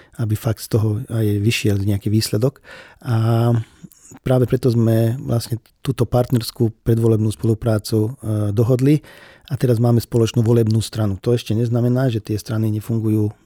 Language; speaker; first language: Slovak; non-native, local second language; Hungarian